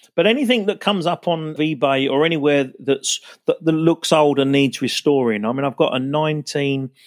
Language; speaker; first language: English; native; English